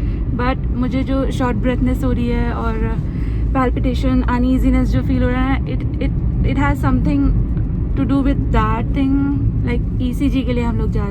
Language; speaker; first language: Hindi; native; Hindi